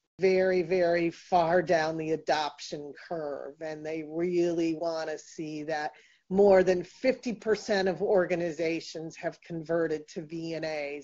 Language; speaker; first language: English; native; English